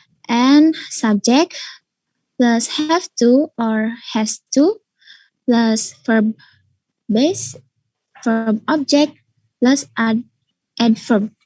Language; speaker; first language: English; non-native, learner; Indonesian